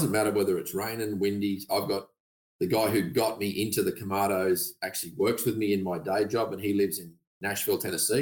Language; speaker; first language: English; native; English